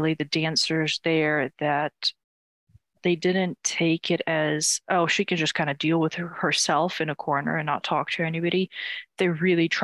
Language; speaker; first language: English; non-native, fluent; Ukrainian